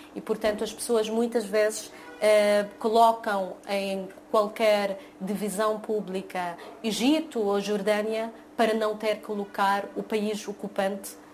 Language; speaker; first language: Portuguese; non-native, fluent; Arabic